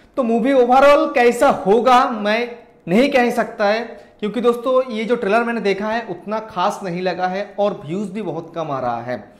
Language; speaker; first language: Hindi; non-native, local second language; Bangla